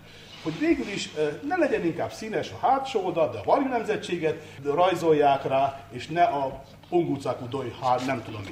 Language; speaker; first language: Hungarian; native; Hungarian